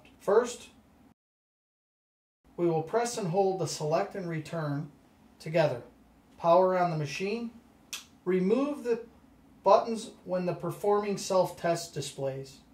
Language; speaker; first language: English; native; English